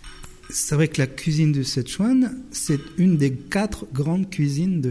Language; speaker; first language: French; native; French